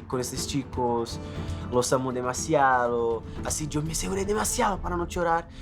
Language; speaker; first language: Spanish; non-native, fluent; Portuguese